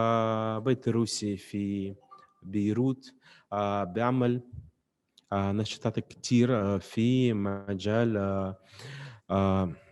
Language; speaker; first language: Arabic; non-native, fluent; Russian